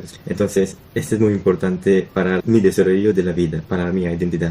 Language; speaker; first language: Spanish; non-native, learner; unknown